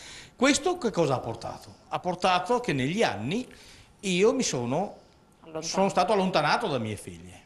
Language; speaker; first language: Italian; native; Italian